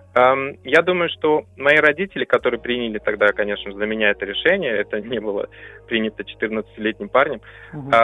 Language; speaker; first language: Russian; non-native, local second language; German